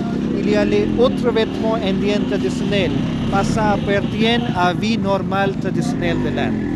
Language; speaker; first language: French; non-native, fluent; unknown